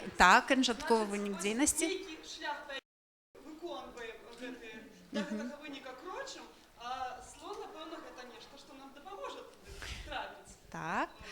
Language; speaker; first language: Belarusian; non-native, local second language; Russian